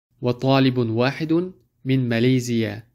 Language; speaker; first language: Arabic; non-native, fluent; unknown